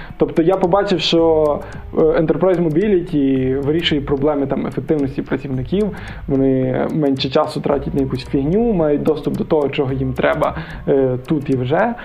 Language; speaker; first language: Ukrainian; native; Ukrainian